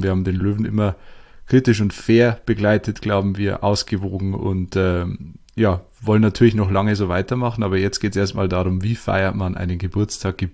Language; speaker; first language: German; native; German